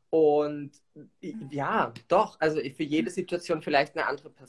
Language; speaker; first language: German; native; German